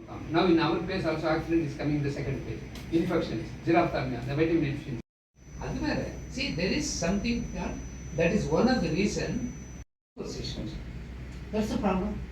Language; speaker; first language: English; non-native, local second language; Tamil